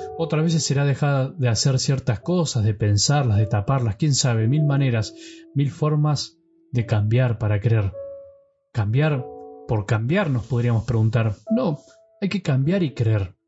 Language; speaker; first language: Spanish; native; Spanish